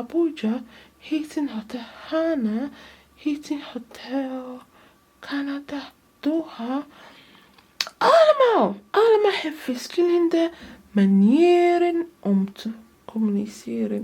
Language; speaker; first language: Dutch; non-native, learner; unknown